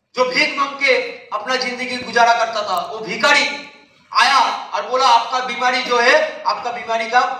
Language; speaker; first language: Hindi; non-native, local second language; Bangla